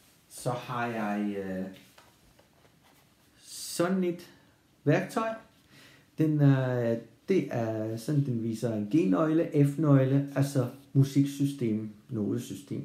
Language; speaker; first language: Danish; non-native, fluent; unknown